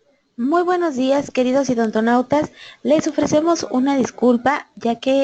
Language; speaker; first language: Spanish; native; Spanish